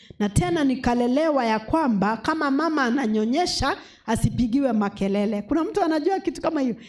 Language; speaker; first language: Swahili; non-native, local second language; Gusii